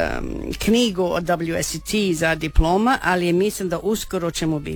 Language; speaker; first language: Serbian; non-native, learner; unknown